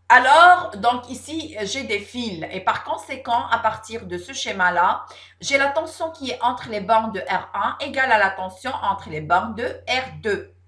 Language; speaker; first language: French; non-native, local second language; Arabic